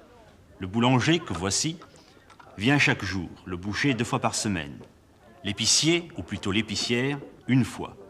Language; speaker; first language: French; native; French